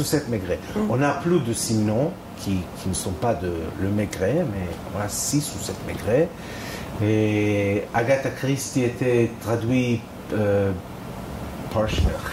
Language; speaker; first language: French; non-native, fluent; Hebrew